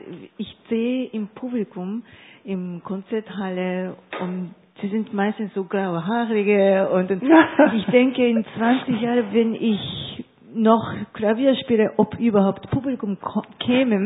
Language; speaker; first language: German; non-native, learner; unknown